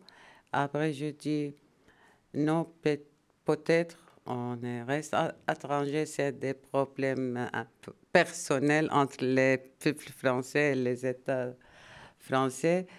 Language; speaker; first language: French; non-native, learner; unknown